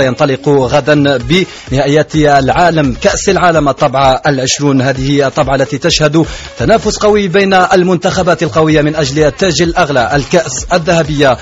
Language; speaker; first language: Arabic; native; Arabic